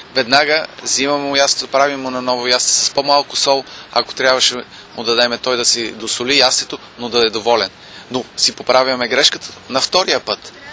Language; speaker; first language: Bulgarian; non-native, fluent; German